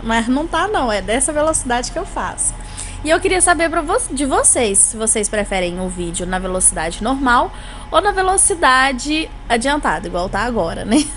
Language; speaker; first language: Portuguese; native; Portuguese